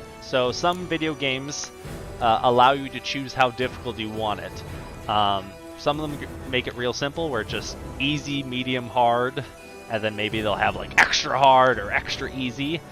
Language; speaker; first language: English; native; English